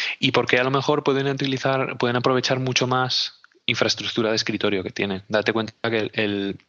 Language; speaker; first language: Spanish; native; Spanish